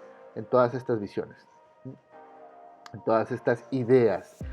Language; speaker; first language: Spanish; native; Spanish